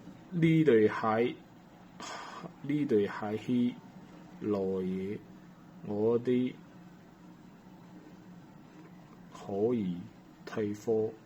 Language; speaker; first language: Cantonese; non-native, learner; Chinese